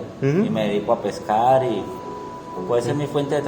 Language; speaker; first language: Spanish; native; Spanish